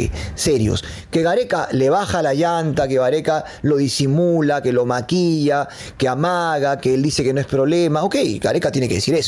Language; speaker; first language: Spanish; native; Spanish